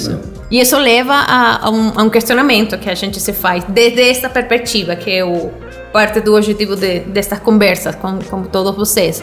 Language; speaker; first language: Portuguese; non-native, fluent; Spanish